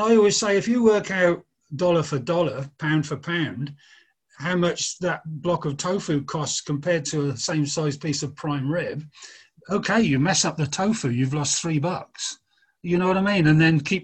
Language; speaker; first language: English; native; English